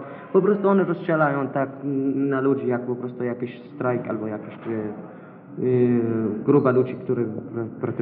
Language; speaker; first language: Polish; non-native, learner; Arabic